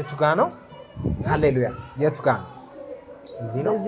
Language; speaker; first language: Amharic; native; Amharic